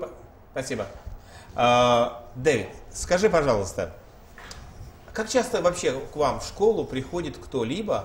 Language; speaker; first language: Russian; native; Russian